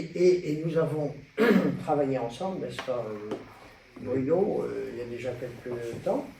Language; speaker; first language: French; native; French